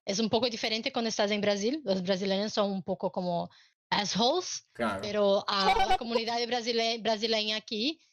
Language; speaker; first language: Spanish; non-native, learner; Portuguese